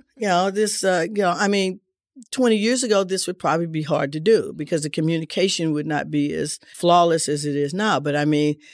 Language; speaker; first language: English; native; English